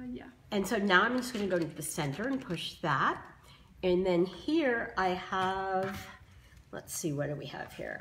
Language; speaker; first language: English; native; English